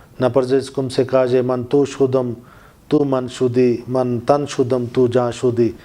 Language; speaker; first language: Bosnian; non-native, learner; Urdu